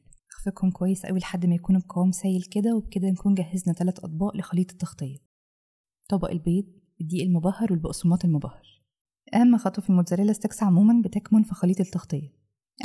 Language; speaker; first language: Arabic; native; Arabic